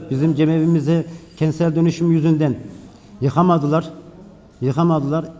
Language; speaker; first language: Turkish; native; Turkish